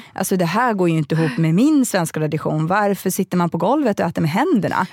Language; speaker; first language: Swedish; early bilingual, other home language; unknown